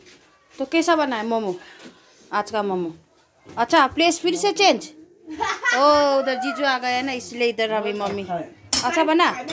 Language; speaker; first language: Hindi; non-native, local second language; Nepali